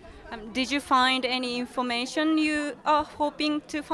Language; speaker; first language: English; non-native, learner; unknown